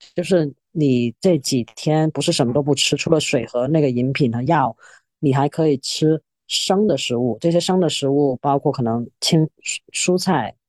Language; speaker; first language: Chinese; non-native, local second language; Cantonese